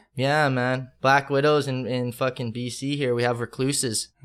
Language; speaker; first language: English; native; English